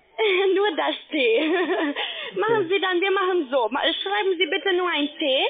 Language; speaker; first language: German; non-native, learner; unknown